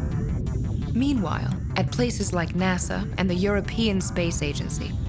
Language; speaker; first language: English; native; English